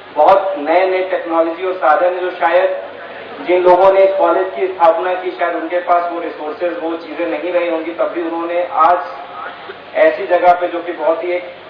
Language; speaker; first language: Hindi; non-native, local second language; Marathi